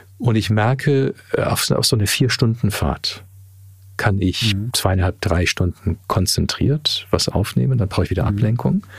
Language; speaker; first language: German; early bilingual, heritage; German